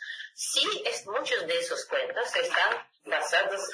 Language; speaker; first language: Spanish; non-native, fluent; Russian